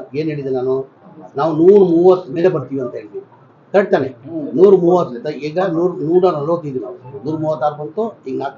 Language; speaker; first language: Kannada; non-native, local second language; Urdu